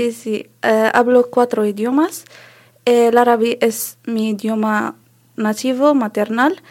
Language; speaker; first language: Spanish; non-native, learner; Arabic